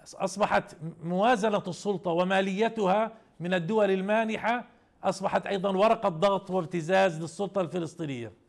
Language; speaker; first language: Arabic; native; Arabic